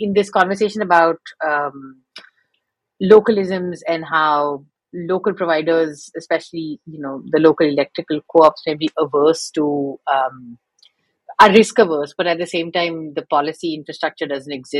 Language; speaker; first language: English; native; English